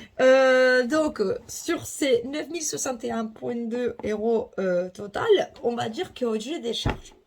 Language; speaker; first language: French; non-native, fluent; Spanish